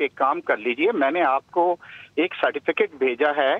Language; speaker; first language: Urdu; native; Urdu